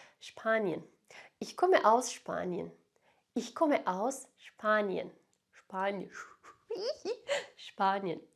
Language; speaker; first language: German; non-native, fluent; Turkish